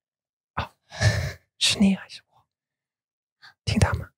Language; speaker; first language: Chinese; non-native, learner; English